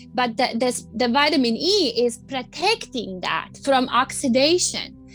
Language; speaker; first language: English; non-native, fluent; Latvian